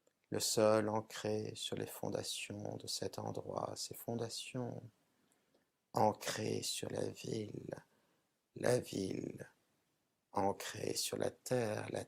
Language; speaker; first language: French; native; French